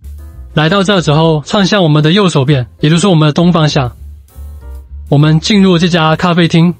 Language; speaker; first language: Chinese; native; Chinese